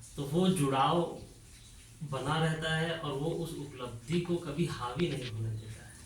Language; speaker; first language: Hindi; native; Hindi